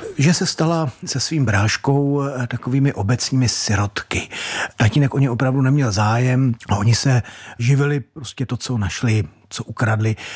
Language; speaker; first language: Czech; native; Czech